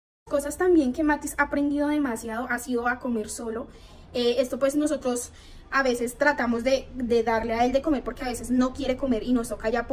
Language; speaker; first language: Spanish; native; Spanish